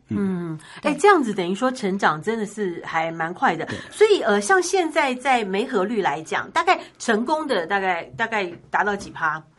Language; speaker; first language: Chinese; native; Chinese